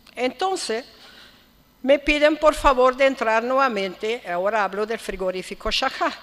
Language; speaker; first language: Spanish; non-native, fluent; Italian